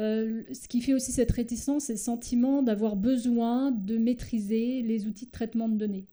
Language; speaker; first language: French; native; French